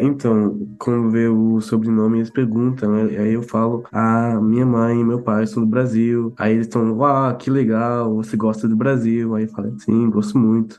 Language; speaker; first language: Portuguese; early bilingual, heritage; Portuguese